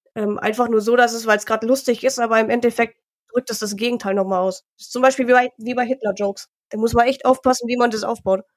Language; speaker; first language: German; native; German